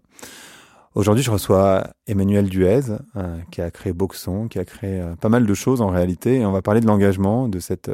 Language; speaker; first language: French; native; French